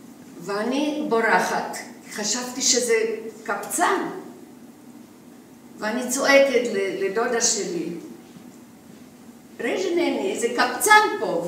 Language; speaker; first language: Hebrew; non-native, fluent; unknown